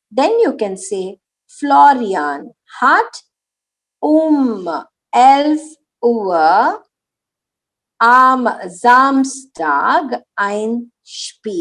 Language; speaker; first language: German; non-native, learner; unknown